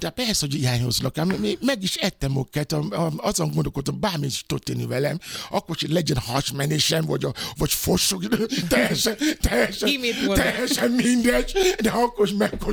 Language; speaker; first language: Hungarian; non-native, learner; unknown